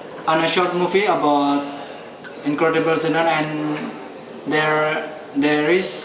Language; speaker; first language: English; non-native, learner; Indonesian